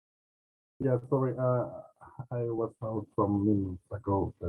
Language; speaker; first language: English; non-native, learner; Spanish